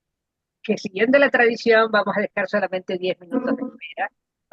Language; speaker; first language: Spanish; native; Spanish